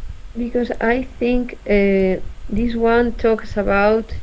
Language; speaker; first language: English; non-native, learner; Spanish